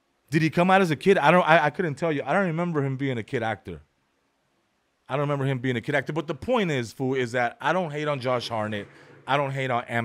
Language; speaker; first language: English; early bilingual, other home language; Spanish